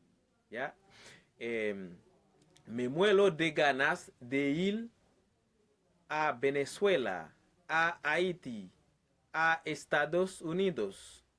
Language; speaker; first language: Spanish; non-native, learner; Haitian Creole